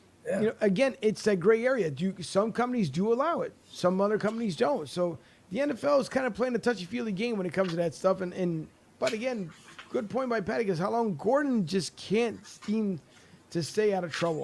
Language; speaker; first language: English; native; English